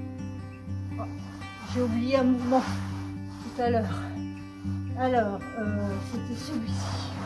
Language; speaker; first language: French; native; French